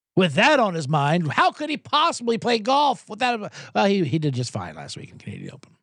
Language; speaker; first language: English; native; English